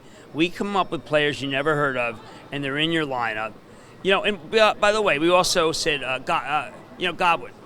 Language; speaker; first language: English; native; English